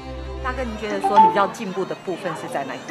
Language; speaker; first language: Chinese; native; Chinese